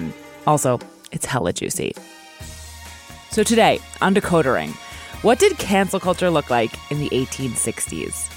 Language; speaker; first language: English; native; English